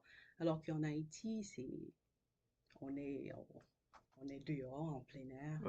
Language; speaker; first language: French; non-native, local second language; Haitian Creole